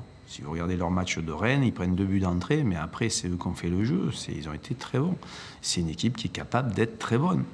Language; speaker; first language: French; native; French